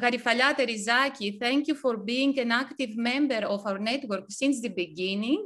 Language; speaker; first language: English; non-native, fluent; Ukrainian